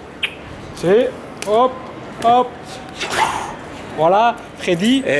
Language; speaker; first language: French; native; French